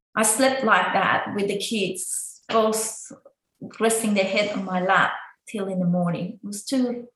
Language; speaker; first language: English; non-native, fluent; Persian